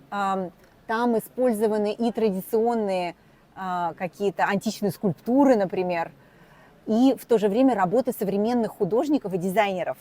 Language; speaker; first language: Russian; native; Russian